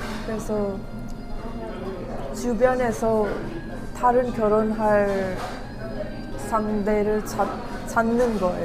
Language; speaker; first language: Korean; non-native, fluent; Hindi